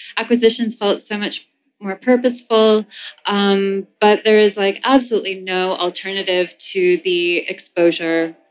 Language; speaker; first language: English; native; English